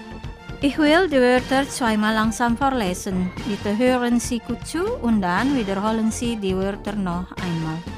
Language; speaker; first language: German; non-native, fluent; Indonesian